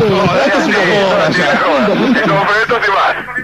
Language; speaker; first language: Spanish; native; Spanish